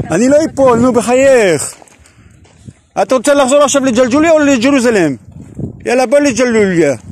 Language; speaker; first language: Hebrew; non-native, local second language; Arabic